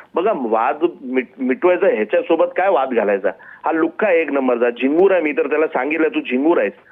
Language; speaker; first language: Marathi; non-native, local second language; Gujarati